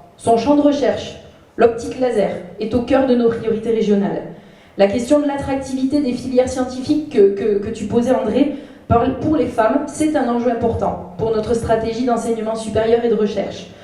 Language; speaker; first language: French; native; French